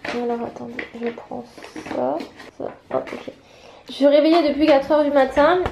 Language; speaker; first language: French; native; French